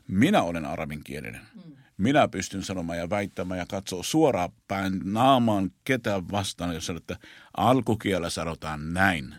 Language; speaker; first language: Finnish; non-native, fluent; Arabic